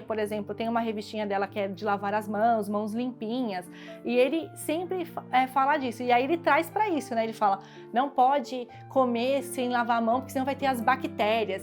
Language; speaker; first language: Portuguese; native; Portuguese